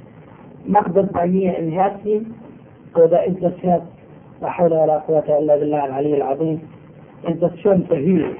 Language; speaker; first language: German; non-native, fluent; Arabic